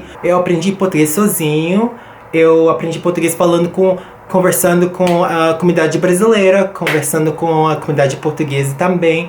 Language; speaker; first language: Portuguese; non-native, fluent; English